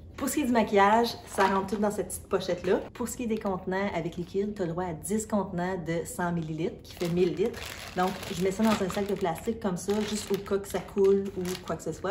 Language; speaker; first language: French; native; French